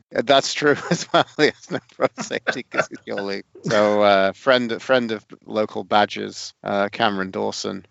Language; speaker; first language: English; native; English